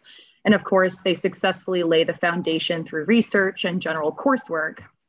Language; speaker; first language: English; native; English